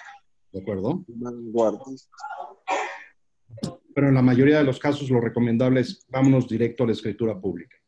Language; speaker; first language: Spanish; native; Spanish